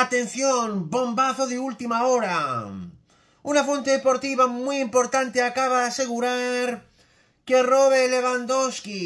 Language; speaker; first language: Spanish; native; Spanish